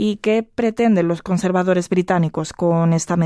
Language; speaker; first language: Spanish; native; Spanish